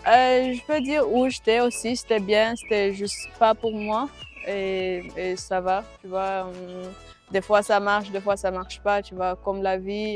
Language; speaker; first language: French; non-native, local second language; Rundi